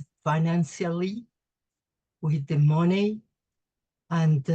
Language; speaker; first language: English; non-native, learner; Spanish